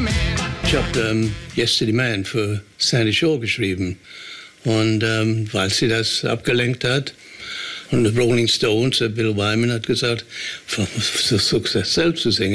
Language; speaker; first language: German; non-native, fluent; English